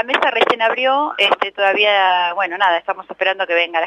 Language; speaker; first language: Spanish; native; Spanish